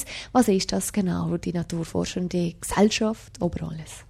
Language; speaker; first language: German; native; German